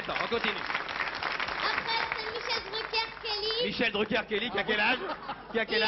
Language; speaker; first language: French; native; French